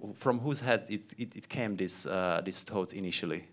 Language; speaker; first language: English; non-native, learner; Slovak